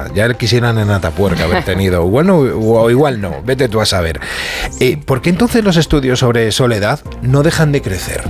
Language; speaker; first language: Spanish; native; Spanish